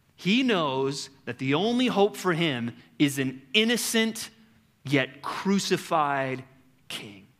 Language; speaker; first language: English; native; English